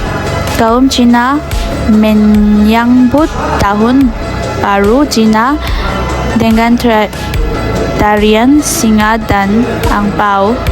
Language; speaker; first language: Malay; non-native, learner; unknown